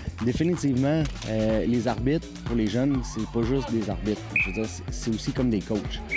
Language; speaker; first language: French; native; French